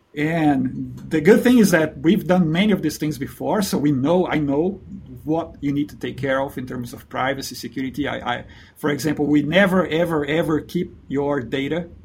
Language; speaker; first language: English; non-native, fluent; Portuguese